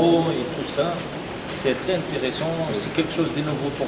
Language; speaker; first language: French; non-native, fluent; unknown